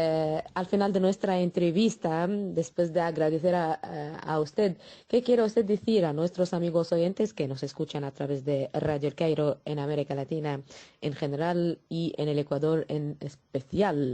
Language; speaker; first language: Spanish; non-native, fluent; Arabic